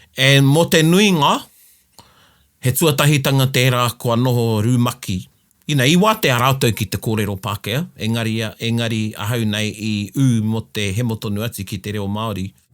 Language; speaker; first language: Māori; non-native, local second language; English